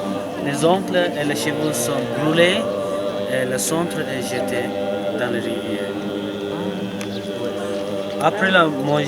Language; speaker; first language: French; non-native, learner; Tibetan